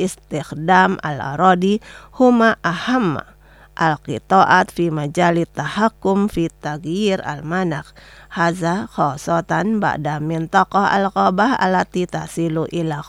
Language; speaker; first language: Arabic; non-native, learner; Indonesian